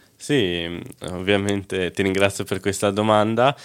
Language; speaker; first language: Italian; native; Italian